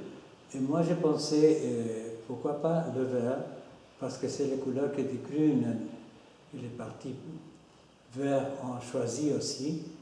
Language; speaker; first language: French; non-native, fluent; Spanish